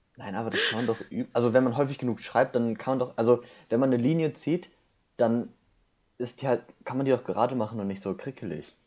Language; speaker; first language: German; early bilingual, other home language; Korean